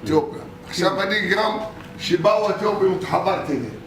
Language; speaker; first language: Hebrew; non-native, local second language; Arabic